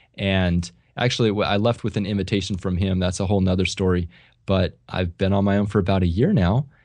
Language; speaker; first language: English; native; English